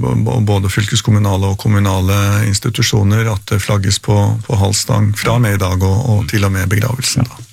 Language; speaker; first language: Norwegian; native; Norwegian